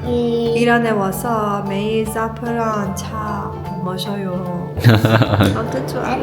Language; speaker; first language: Korean; non-native, learner; Persian